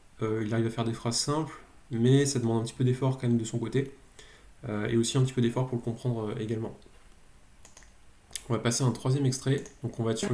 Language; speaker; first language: French; native; French